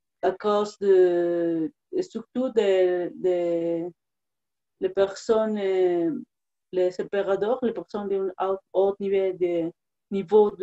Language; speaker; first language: French; non-native, learner; Spanish